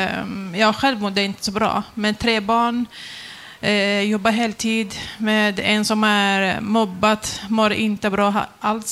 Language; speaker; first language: Swedish; non-native, learner; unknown